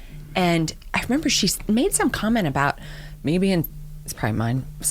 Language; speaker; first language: English; native; English